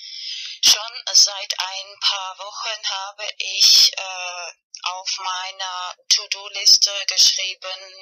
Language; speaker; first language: German; non-native, fluent; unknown